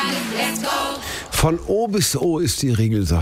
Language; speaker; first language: German; native; German